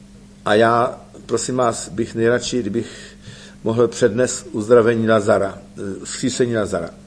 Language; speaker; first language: Czech; native; Czech